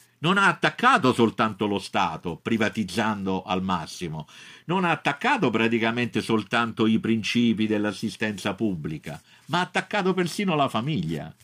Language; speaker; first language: Italian; native; Italian